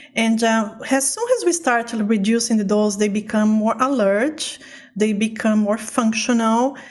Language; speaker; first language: English; non-native, fluent; Portuguese